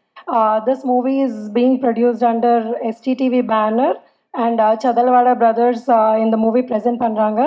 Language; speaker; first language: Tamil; non-native, learner; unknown